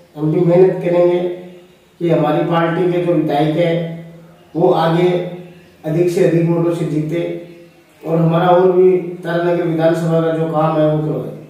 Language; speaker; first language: Hindi; native; Hindi